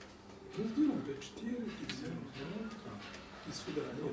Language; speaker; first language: Russian; non-native, learner; Serbian